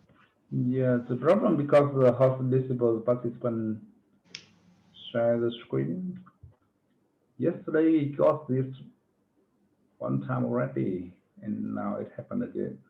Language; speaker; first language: English; non-native, fluent; Vietnamese